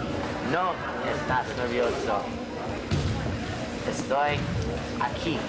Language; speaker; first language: Spanish; non-native, learner; English